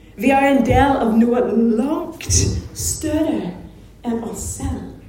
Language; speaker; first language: Norwegian; non-native, fluent; English